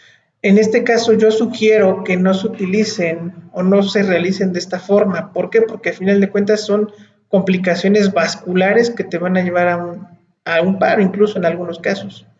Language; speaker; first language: Spanish; native; Spanish